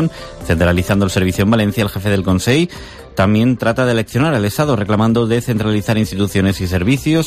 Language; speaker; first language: Spanish; native; Spanish